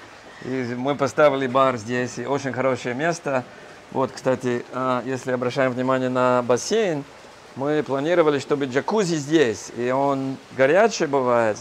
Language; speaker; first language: Russian; non-native, fluent; English